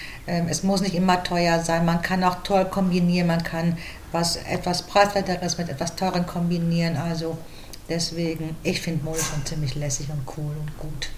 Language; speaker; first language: German; native; German